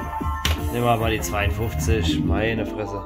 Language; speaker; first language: German; native; German